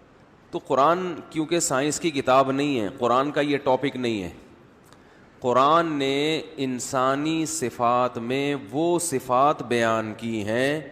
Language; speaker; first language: Urdu; native; Urdu